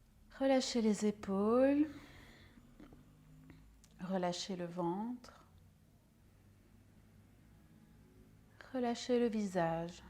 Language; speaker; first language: French; native; French